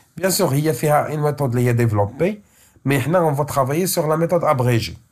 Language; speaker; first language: French; non-native, local second language; Arabic